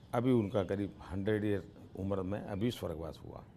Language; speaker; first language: Hindi; non-native, local second language; Gujarati